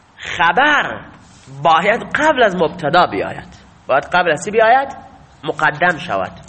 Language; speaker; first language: Persian; non-native, local second language; Baluchi